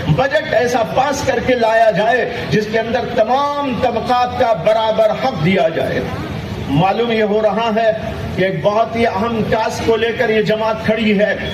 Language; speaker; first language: Urdu; native; Urdu